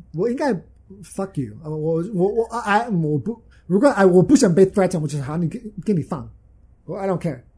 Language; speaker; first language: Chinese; non-native, fluent; English